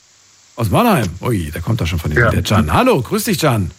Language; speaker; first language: German; native; German